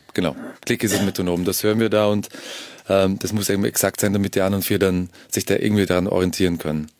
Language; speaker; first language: German; native; German